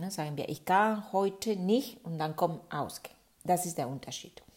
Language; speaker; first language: German; non-native, fluent; Spanish